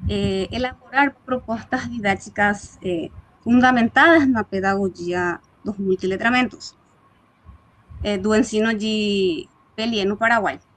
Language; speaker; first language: Portuguese; non-native, fluent; Spanish